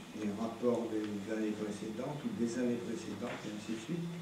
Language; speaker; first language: French; native; French